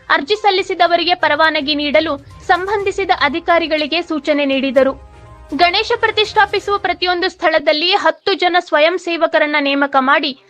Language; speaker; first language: Kannada; native; Kannada